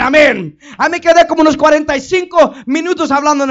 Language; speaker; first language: Spanish; early bilingual, heritage; Spanish